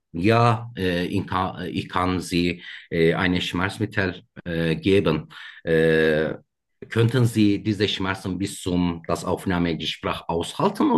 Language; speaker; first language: German; non-native, learner; Turkish